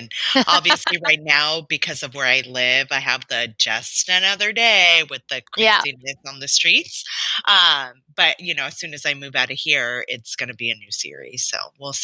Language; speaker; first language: English; native; English